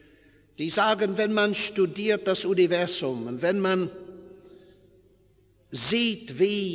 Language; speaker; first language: German; non-native, fluent; English